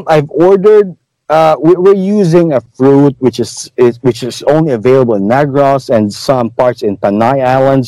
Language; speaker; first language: English; non-native, local second language; Hiligaynon